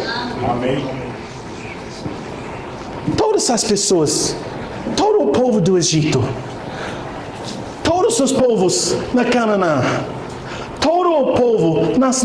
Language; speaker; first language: Portuguese; non-native, fluent; English